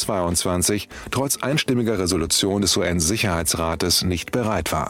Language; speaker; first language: German; native; German